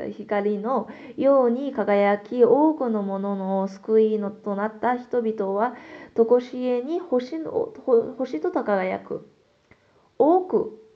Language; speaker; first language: Japanese; non-native, fluent; Korean